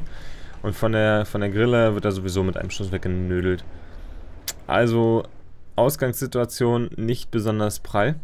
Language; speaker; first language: German; native; German